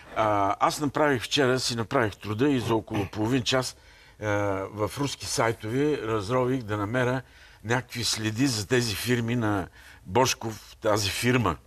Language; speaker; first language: Bulgarian; native; Bulgarian